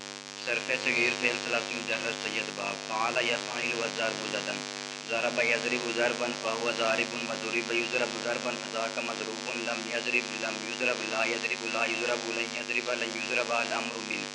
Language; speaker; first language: Arabic; non-native, learner; Urdu